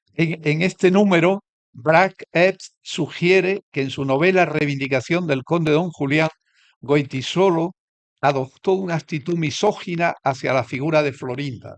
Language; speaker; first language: Spanish; native; Spanish